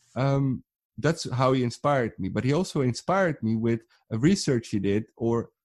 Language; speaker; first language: English; non-native, fluent; Dutch